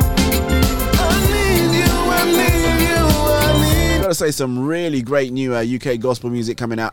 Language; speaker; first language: English; native; English